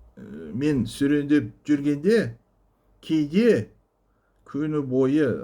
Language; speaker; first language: Kazakh; non-native, local second language; Russian